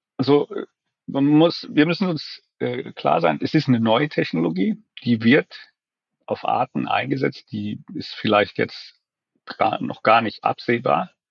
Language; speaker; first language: German; non-native, fluent; Finnish